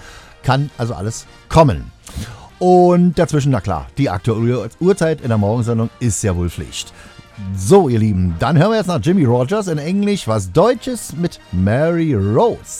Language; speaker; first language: German; native; German